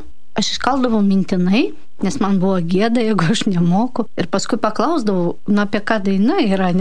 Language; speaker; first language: Lithuanian; non-native, fluent; Russian